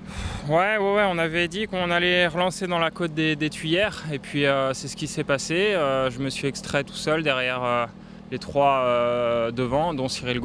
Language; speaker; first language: French; native; French